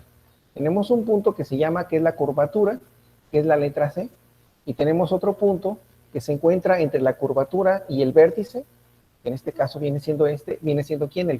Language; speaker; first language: Spanish; native; Spanish